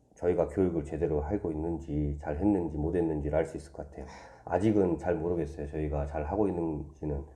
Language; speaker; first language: Korean; native; Korean